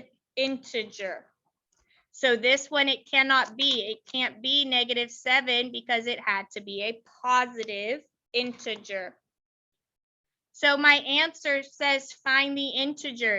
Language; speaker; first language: English; native; English